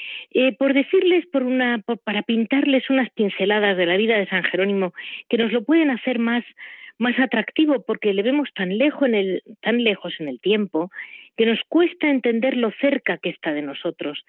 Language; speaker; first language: Spanish; native; Spanish